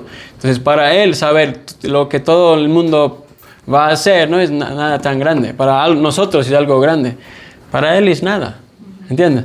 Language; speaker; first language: Spanish; non-native, fluent; English